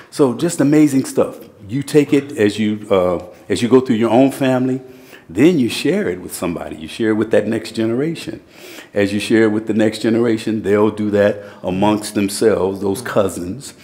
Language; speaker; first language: English; native; English